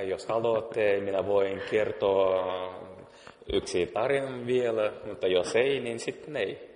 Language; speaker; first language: Finnish; non-native, learner; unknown